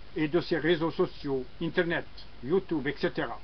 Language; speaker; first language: French; non-native, local second language; Arabic